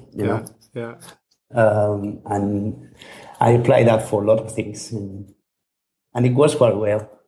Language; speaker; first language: English; non-native, fluent; Spanish